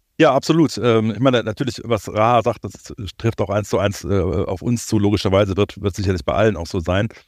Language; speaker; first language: German; native; German